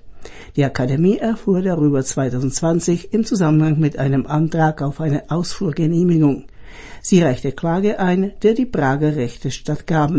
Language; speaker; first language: German; native; German